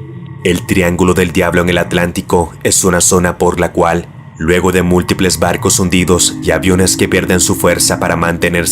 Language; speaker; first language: Spanish; native; Spanish